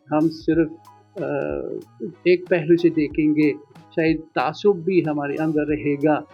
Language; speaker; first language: Urdu; non-native, fluent; Dutch